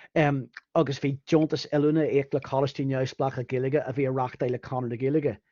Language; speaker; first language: Irish; non-native, fluent; English